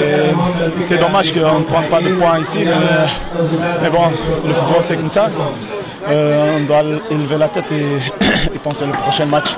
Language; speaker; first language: French; non-native, fluent; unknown